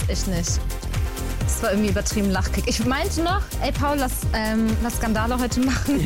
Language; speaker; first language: German; native; German